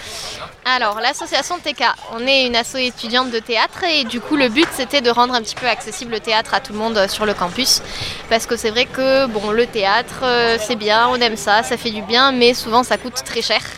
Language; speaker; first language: French; native; French